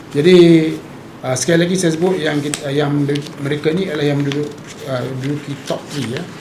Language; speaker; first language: Malay; native; Malay